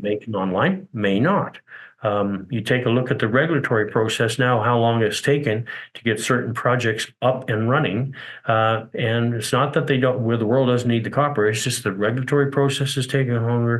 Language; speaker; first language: English; native; English